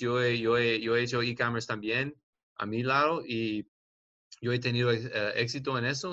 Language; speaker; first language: Spanish; non-native, learner; English